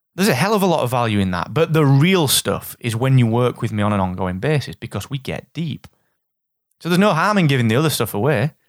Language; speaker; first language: English; native; English